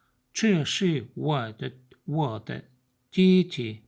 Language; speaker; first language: Chinese; non-native, learner; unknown